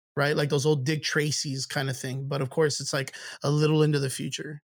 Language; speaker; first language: English; native; English